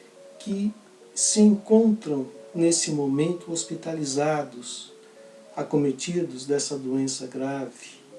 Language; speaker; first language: Portuguese; native; Portuguese